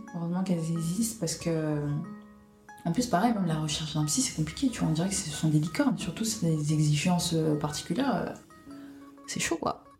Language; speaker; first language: French; early bilingual, other home language; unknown